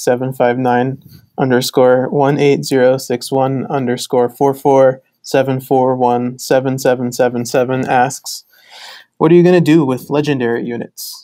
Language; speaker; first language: English; native; English